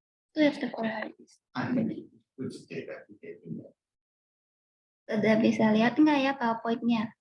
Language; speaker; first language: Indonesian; non-native, fluent; Japanese